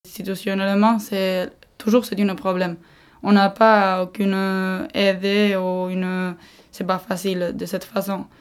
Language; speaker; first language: French; non-native, local second language; Basque